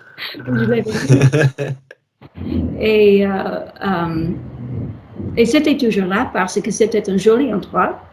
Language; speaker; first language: French; non-native, learner; English